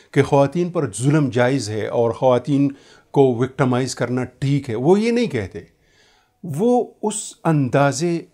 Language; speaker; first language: Urdu; native; Urdu